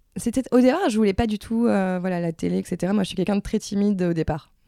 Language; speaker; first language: French; native; French